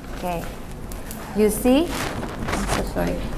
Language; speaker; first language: English; non-native, learner; Indonesian